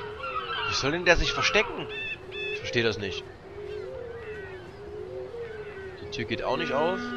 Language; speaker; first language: German; native; German